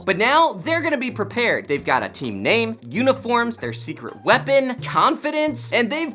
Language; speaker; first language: English; native; English